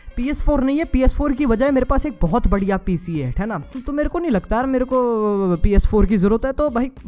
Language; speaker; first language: Hindi; native; Hindi